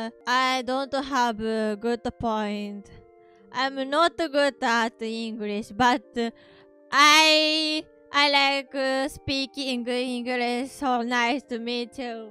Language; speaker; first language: English; non-native, learner; Japanese